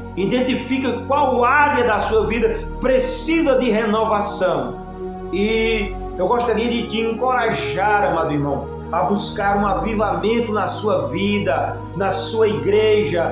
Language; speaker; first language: Portuguese; native; Portuguese